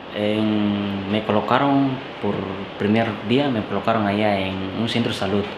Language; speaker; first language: Spanish; non-native, fluent; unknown